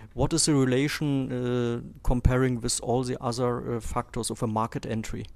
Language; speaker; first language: English; non-native, fluent; German